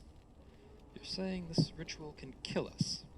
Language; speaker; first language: English; native; English